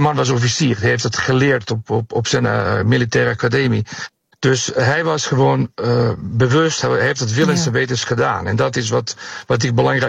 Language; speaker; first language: Dutch; non-native, fluent; Bosnian